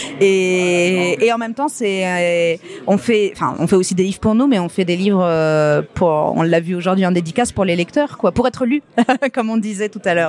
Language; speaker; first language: French; native; French